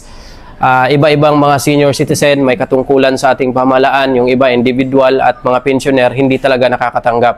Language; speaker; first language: Filipino; native; Filipino